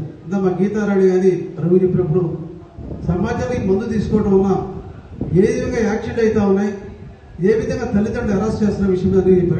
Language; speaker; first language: Telugu; native; Telugu